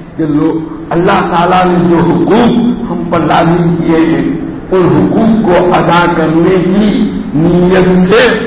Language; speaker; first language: Urdu; non-native, local second language; Gujarati